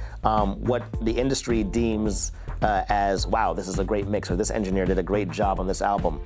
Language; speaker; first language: English; native; English